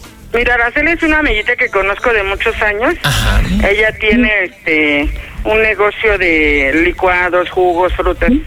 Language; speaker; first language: Spanish; native; Spanish